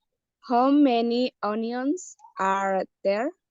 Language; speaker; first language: English; non-native, learner; Spanish